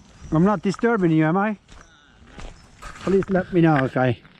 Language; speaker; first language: English; non-native, learner; Turkish